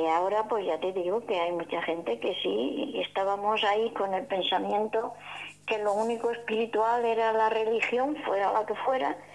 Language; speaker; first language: Spanish; native; Spanish